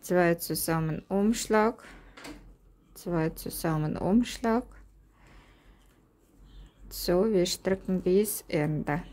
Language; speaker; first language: German; non-native, learner; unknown